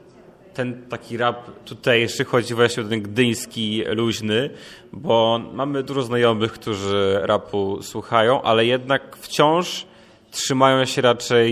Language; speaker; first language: Polish; native; Polish